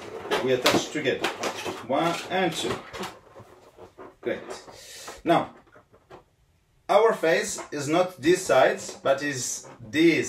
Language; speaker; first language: English; non-native, learner; Italian